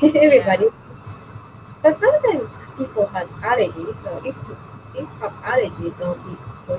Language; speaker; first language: English; non-native, learner; Japanese